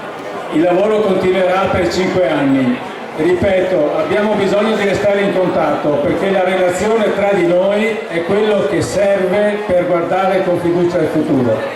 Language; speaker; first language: Italian; native; Italian